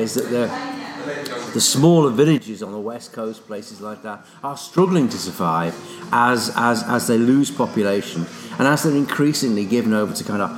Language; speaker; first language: English; native; English